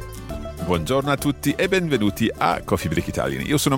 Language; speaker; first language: Italian; non-native, fluent; English